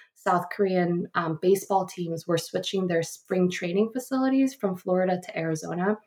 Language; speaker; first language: English; early bilingual, other home language; Korean